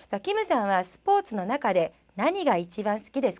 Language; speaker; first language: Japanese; non-native, fluent; Korean